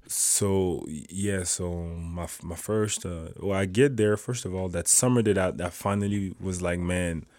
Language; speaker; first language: English; non-native, fluent; French